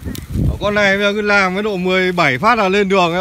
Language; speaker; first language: Vietnamese; native; Vietnamese